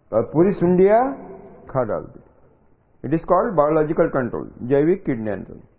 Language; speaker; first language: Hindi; non-native, local second language; Marathi